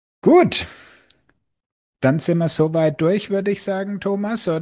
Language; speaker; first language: German; native; German